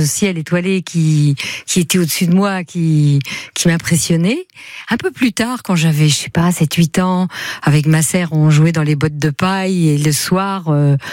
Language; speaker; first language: French; native; French